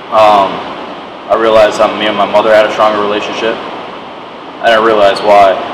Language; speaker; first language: English; native; English